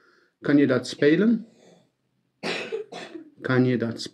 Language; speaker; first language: Dutch; non-native, learner; Turkish